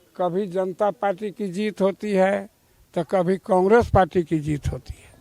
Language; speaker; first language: Hindi; native; Hindi